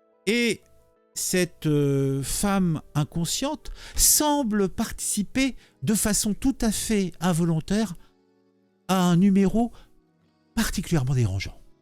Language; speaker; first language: French; native; French